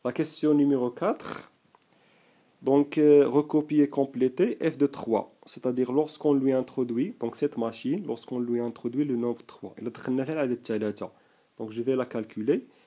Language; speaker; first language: French; non-native, local second language; Arabic